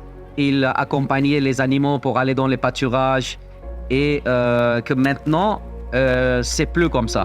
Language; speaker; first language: French; non-native, fluent; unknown